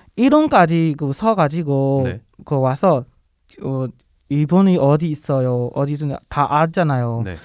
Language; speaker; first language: Korean; non-native, learner; Burmese